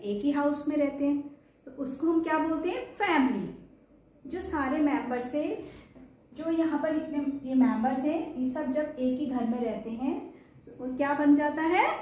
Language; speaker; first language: Hindi; native; Hindi